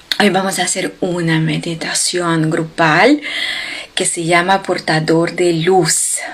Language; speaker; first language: Spanish; non-native, fluent; Ukrainian